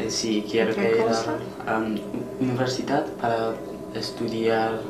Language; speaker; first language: Spanish; non-native, learner; English